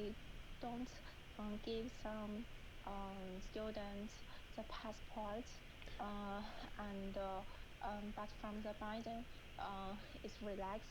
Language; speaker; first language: English; non-native, learner; Chinese